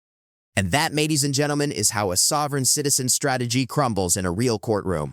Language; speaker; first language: English; native; English